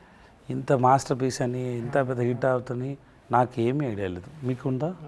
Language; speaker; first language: Telugu; non-native, local second language; Tamil